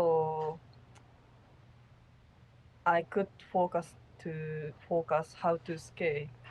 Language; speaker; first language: English; non-native, learner; Japanese